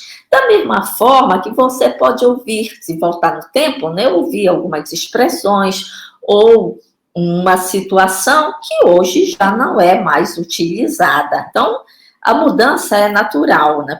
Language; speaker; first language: Portuguese; native; Portuguese